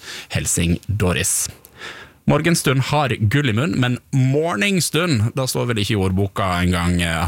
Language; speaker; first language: Norwegian; native; Norwegian